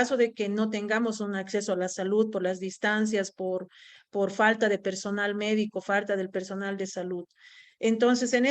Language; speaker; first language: Spanish; native; Spanish